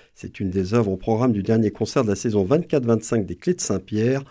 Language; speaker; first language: French; native; French